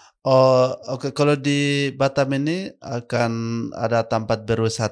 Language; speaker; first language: Indonesian; non-native, learner; Arabic